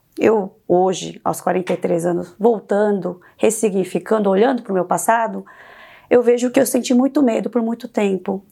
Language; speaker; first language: Portuguese; early bilingual, other home language; Korean